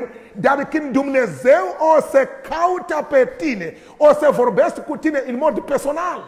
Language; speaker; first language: Romanian; non-native, learner; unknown